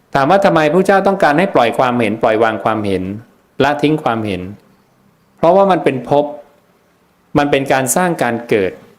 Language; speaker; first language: Thai; native; Thai